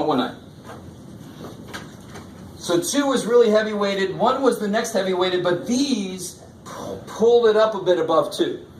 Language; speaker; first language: English; native; English